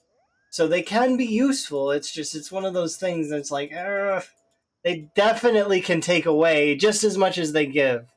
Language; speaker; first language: English; native; English